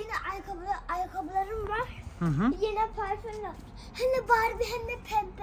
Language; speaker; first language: Turkish; early bilingual, heritage; Turkish